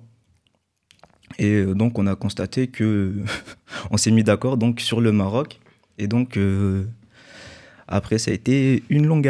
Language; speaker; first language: French; native; French